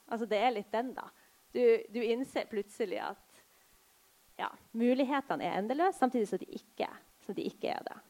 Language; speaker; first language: Norwegian; early bilingual, other home language; Polish